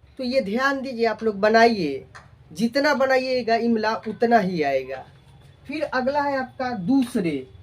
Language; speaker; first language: Hindi; native; Hindi